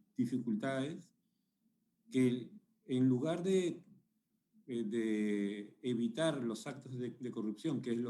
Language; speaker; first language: Spanish; native; Spanish